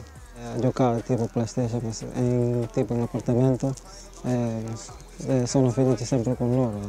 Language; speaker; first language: Italian; non-native, learner; Portuguese